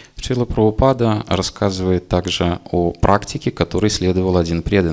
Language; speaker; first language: Russian; native; Russian